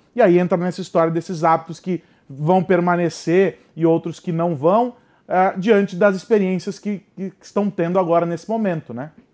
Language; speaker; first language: Portuguese; native; Portuguese